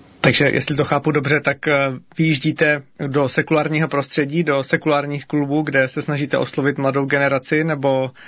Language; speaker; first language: Czech; native; Czech